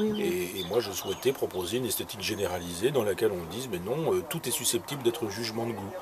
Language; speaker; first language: French; native; French